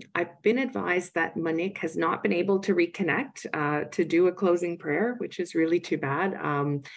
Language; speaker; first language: English; native; English